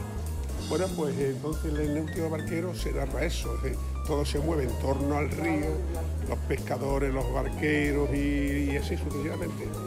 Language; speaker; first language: Spanish; native; Spanish